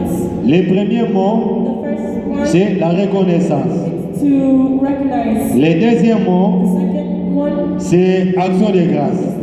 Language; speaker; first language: French; non-native, local second language; Lingala